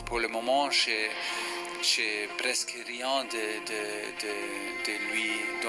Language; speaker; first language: French; non-native, fluent; German